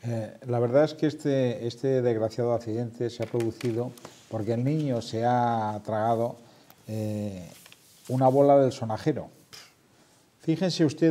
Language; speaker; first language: Spanish; native; Spanish